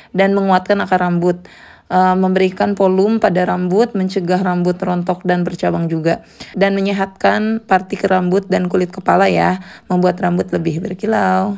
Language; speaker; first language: Indonesian; native; Indonesian